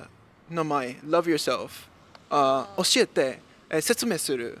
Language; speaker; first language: Japanese; non-native, learner; English